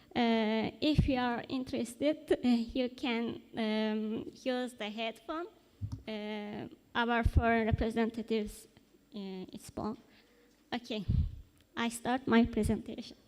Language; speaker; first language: English; non-native, learner; Azerbaijani